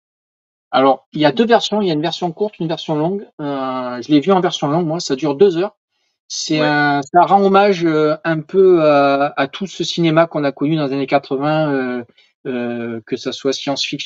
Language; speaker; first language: French; native; French